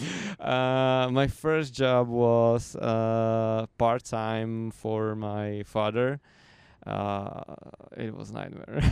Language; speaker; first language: English; non-native, fluent; Slovak